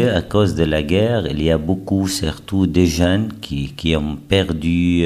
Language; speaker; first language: French; non-native, fluent; Arabic